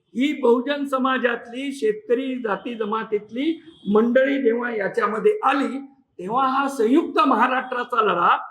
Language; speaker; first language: Marathi; native; Marathi